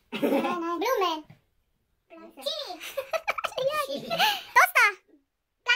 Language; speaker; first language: German; non-native, learner; Filipino